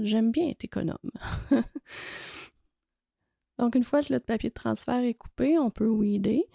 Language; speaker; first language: French; native; French